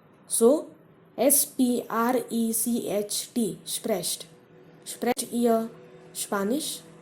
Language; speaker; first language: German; non-native, fluent; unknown